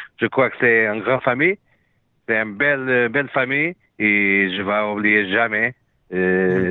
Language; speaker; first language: French; non-native, learner; Portuguese